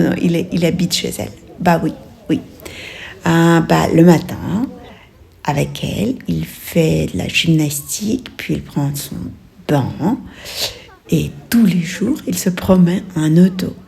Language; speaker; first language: French; non-native, fluent; Russian